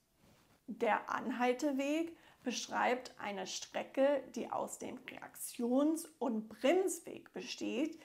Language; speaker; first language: German; non-native, fluent; English